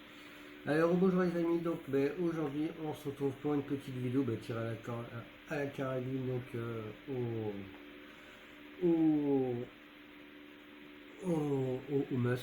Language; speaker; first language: French; native; French